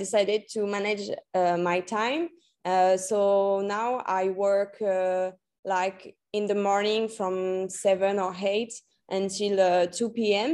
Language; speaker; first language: English; non-native, learner; French